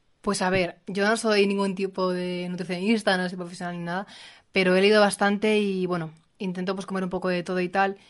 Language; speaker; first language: Spanish; native; Spanish